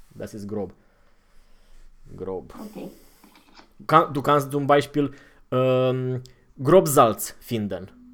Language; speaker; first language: German; non-native, fluent; Romanian